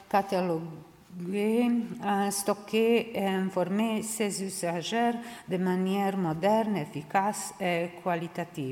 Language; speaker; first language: French; non-native, learner; Serbian